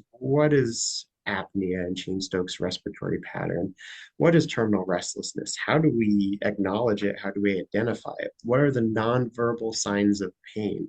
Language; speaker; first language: English; native; English